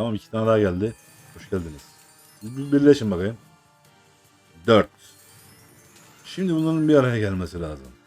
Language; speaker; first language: Turkish; native; Turkish